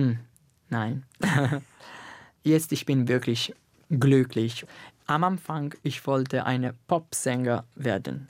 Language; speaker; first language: German; non-native, learner; Italian